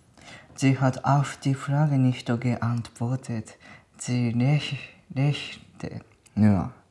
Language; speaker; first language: German; non-native, learner; Japanese